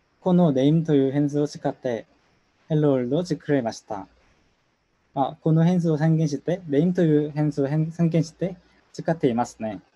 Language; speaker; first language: Japanese; non-native, learner; Korean